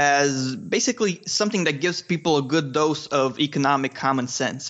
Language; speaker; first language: English; non-native, fluent; Romanian